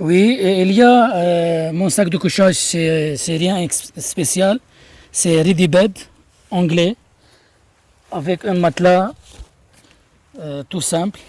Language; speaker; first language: French; non-native, learner; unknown